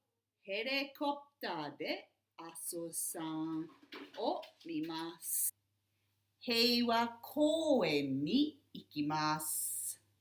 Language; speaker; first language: Japanese; non-native, fluent; English